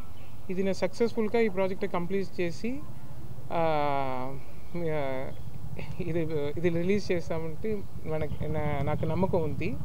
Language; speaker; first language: Telugu; non-native, learner; Tamil